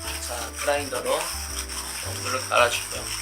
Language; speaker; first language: Korean; native; Korean